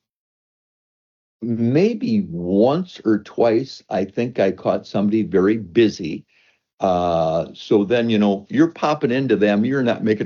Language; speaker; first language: English; native; English